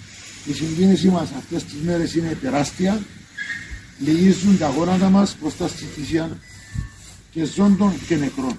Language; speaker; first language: Greek; native; Greek